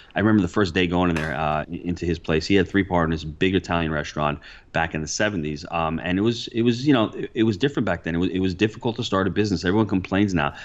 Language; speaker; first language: English; early bilingual, other home language; Italian